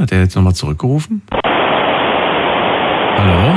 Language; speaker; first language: German; native; German